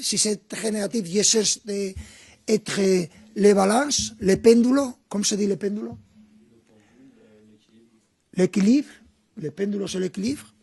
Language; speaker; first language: French; non-native, fluent; Spanish